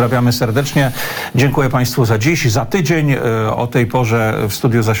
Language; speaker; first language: Polish; native; Polish